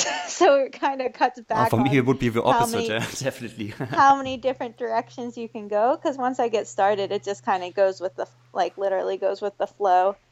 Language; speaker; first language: English; native; English